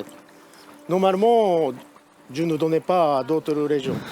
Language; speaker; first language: French; non-native, learner; Japanese